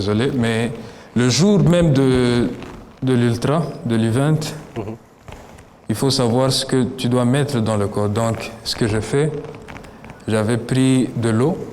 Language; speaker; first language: French; non-native, local second language; Kinyarwanda